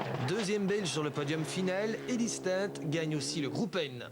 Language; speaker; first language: French; native; French